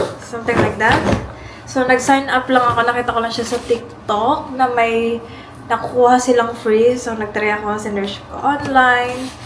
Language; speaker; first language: Filipino; native; Filipino